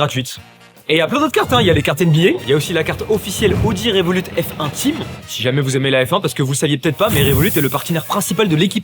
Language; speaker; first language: French; native; French